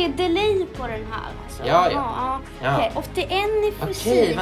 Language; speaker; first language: Swedish; native; Swedish